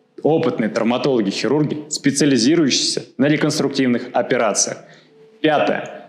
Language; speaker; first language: Russian; native; Russian